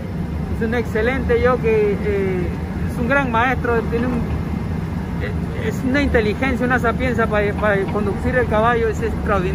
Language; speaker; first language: Spanish; native; Spanish